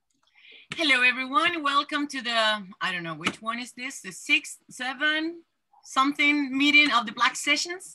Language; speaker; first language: English; non-native, fluent; Spanish